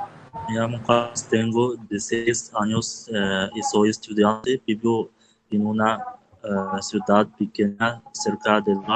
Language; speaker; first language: Spanish; non-native, learner; Arabic